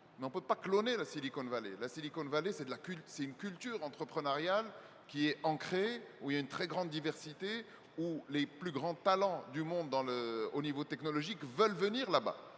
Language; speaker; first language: French; non-native, local second language; Arabic